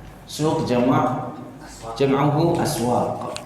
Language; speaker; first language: Arabic; non-native, fluent; Indonesian